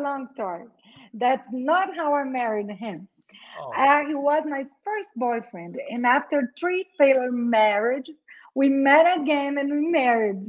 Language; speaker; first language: English; non-native, fluent; Portuguese